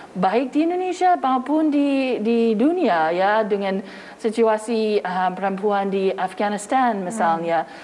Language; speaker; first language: Indonesian; non-native, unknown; English